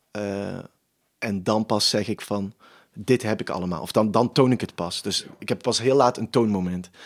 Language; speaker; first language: Dutch; native; Dutch